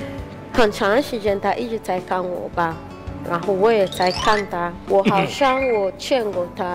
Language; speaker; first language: Chinese; non-native, fluent; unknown